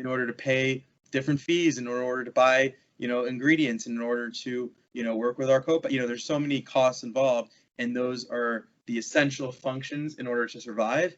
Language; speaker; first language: English; native; English